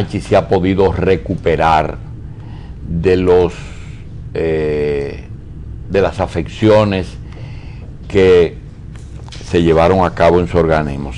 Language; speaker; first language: Spanish; native; Spanish